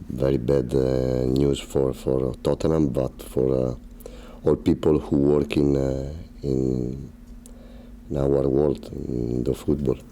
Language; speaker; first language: English; non-native, learner; Italian